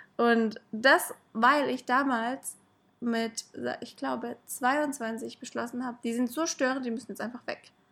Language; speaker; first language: German; native; German